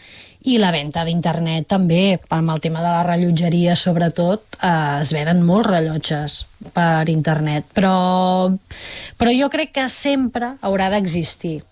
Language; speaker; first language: Catalan; native; Catalan